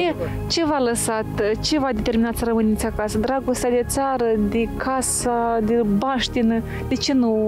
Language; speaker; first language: Romanian; native; Romanian